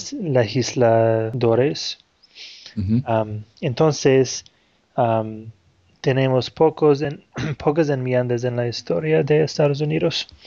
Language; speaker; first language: Spanish; non-native, fluent; Portuguese